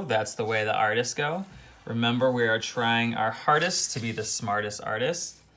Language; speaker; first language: English; native; English